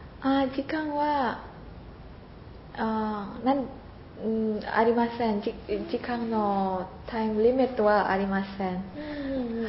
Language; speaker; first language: Japanese; non-native, learner; Indonesian